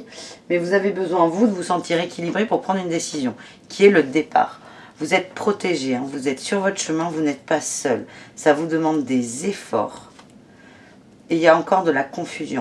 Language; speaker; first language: French; native; French